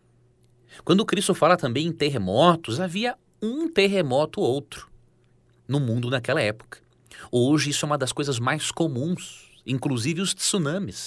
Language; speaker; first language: Portuguese; native; Portuguese